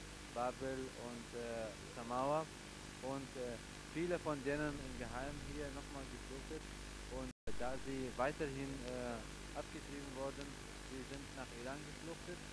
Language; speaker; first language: German; non-native, fluent; Central Kurdish